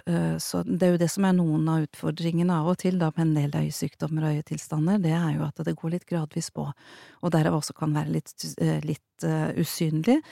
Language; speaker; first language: Norwegian; native; Norwegian